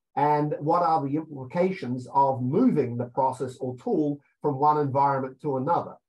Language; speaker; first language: English; native; English